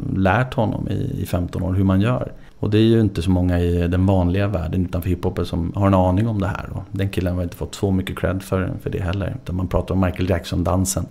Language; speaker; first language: Swedish; native; Swedish